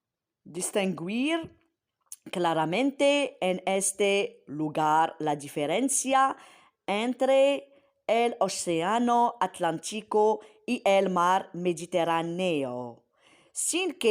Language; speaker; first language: Spanish; non-native, fluent; Arabic